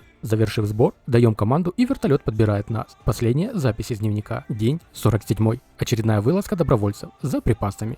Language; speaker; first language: Russian; native; Russian